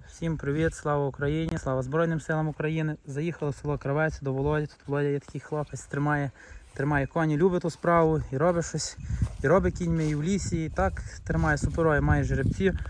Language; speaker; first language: Ukrainian; native; Ukrainian